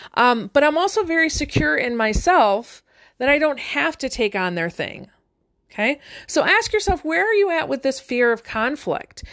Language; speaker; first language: English; native; English